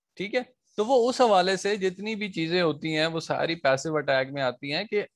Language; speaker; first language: Urdu; non-native, local second language; Punjabi